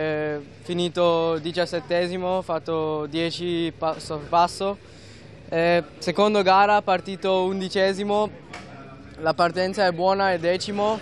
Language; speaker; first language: Italian; non-native, learner; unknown